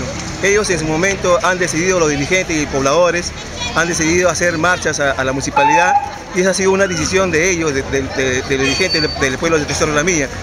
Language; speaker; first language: Spanish; native; Spanish